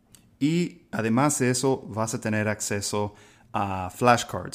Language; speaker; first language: Spanish; non-native, fluent; English